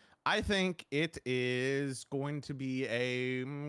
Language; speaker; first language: English; native; English